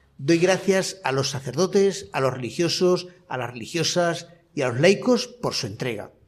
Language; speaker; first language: Spanish; native; Spanish